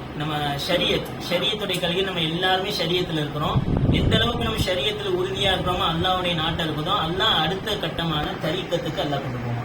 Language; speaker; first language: Tamil; native; Tamil